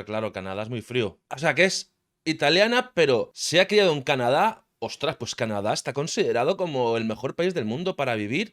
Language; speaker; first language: Spanish; native; Spanish